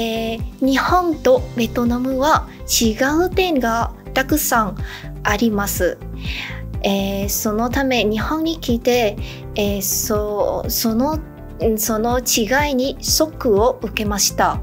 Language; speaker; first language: Japanese; non-native, learner; Vietnamese